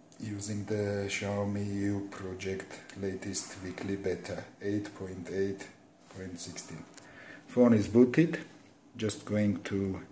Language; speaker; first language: English; non-native, fluent; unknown